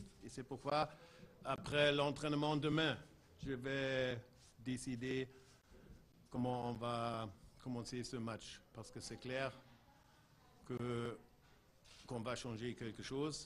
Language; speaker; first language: French; non-native, fluent; German